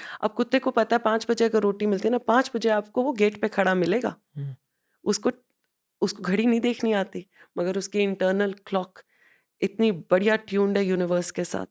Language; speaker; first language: Hindi; non-native, local second language; Punjabi